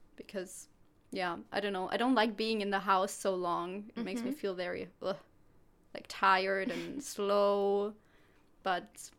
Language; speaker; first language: English; non-native, fluent; German